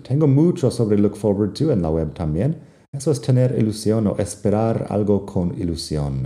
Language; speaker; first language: Spanish; non-native, fluent; English